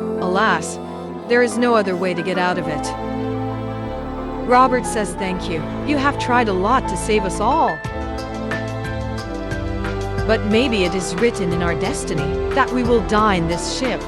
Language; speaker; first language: English; non-native, local second language; Hindi